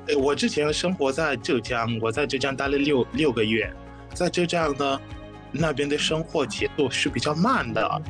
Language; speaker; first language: Chinese; non-native, fluent; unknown